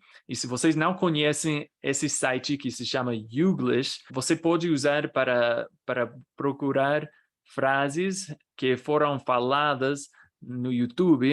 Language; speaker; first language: Portuguese; non-native, fluent; English